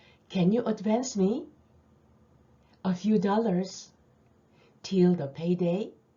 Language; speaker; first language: English; non-native, fluent; Korean